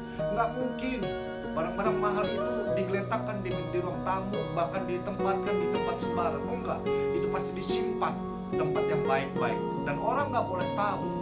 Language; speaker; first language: Indonesian; native; Indonesian